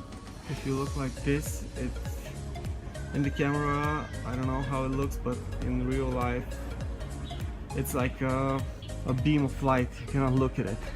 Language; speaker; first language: English; non-native, fluent; Bulgarian